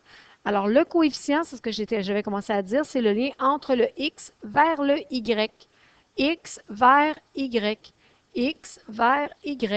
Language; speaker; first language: French; native; French